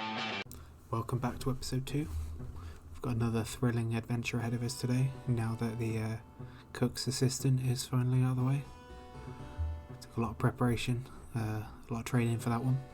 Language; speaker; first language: English; native; English